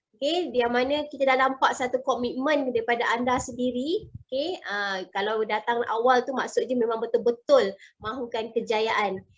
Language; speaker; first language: Malay; native; Malay